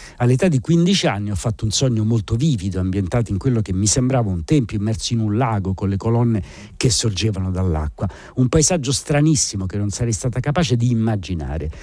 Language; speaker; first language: Italian; native; Italian